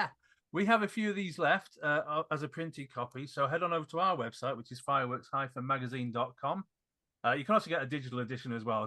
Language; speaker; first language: English; native; English